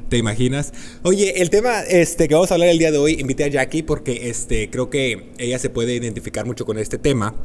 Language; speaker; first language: Spanish; native; Spanish